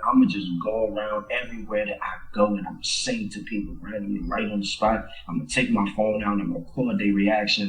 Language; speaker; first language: English; native; English